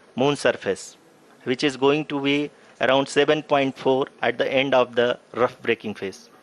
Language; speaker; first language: English; non-native, local second language; Hindi